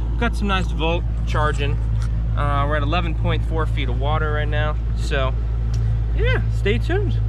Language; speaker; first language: English; native; English